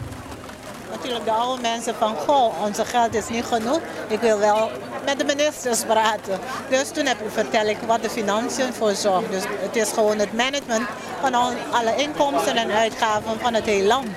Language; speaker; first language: Dutch; non-native, local second language; Papiamento